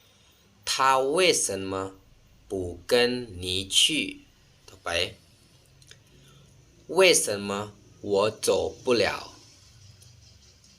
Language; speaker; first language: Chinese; non-native, fluent; Lao